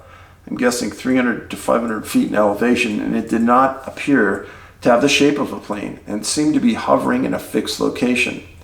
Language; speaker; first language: English; native; English